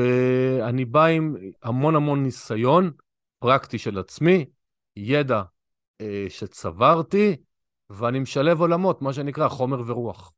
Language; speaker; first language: Hebrew; native; Hebrew